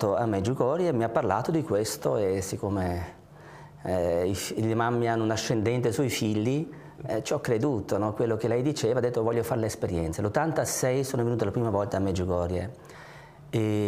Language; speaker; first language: Italian; non-native, local second language; German